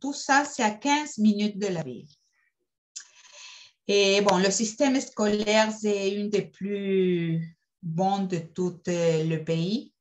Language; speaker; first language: French; non-native, fluent; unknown